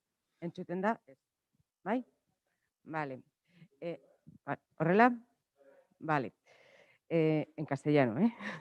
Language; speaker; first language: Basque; non-native, local second language; Spanish